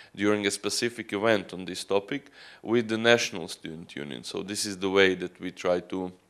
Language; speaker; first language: English; non-native, fluent; Croatian